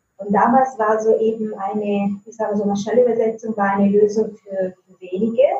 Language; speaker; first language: German; non-native, fluent; Italian